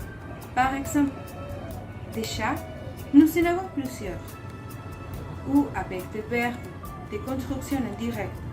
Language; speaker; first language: French; non-native, learner; Spanish